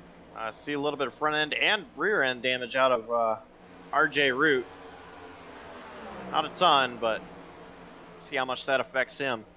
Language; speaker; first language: English; native; English